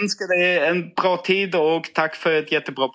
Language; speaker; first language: Swedish; non-native, fluent; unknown